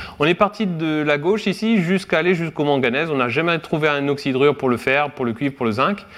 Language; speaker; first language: French; native; French